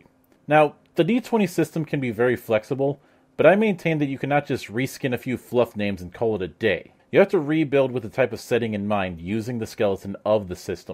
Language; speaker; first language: English; native; English